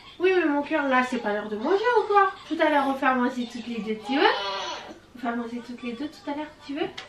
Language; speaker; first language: French; early bilingual, other home language; Portuguese